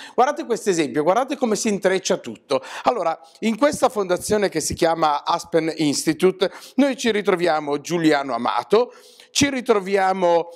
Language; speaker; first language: Italian; native; Italian